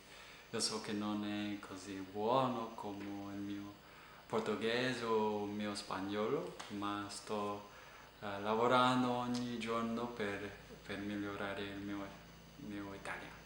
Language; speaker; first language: Italian; non-native, fluent; English